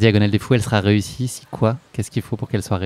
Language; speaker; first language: French; native; French